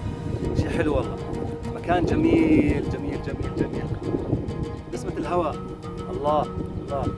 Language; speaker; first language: Arabic; native; Arabic